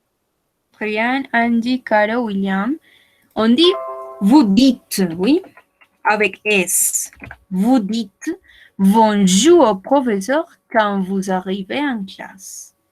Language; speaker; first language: French; non-native, fluent; Spanish